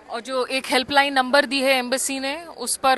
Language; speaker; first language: Hindi; native; Hindi